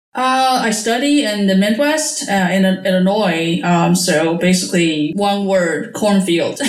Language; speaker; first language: English; non-native, fluent; Chinese